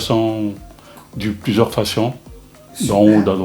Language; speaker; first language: French; non-native, fluent; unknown